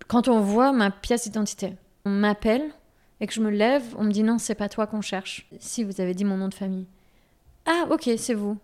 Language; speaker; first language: French; native; French